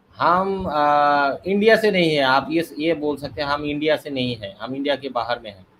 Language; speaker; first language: Hindi; non-native, learner; Bangla